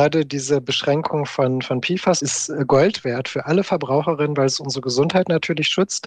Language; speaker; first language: German; native; German